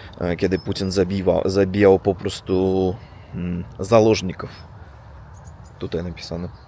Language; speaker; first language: Polish; non-native, learner; Russian